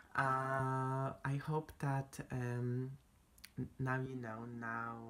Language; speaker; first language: English; non-native, fluent; Polish